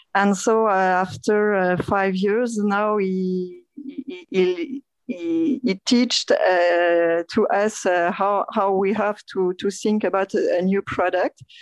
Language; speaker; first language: English; non-native, fluent; French